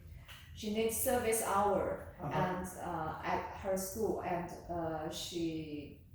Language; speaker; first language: English; non-native, learner; Chinese